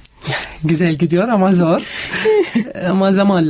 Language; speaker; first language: Turkish; non-native, learner; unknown